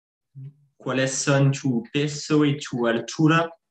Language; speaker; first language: Spanish; non-native, fluent; French